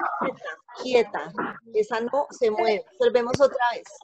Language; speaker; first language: Spanish; native; Spanish